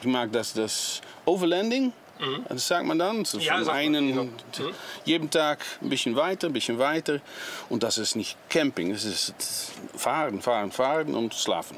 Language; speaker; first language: German; non-native, learner; Dutch